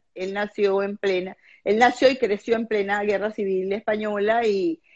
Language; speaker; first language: Spanish; native; Spanish